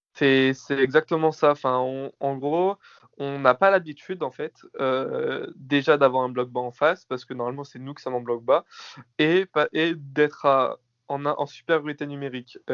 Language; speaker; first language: French; native; French